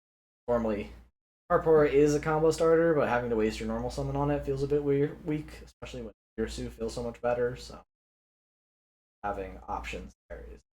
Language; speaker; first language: English; native; English